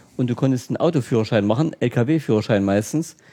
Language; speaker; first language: German; native; German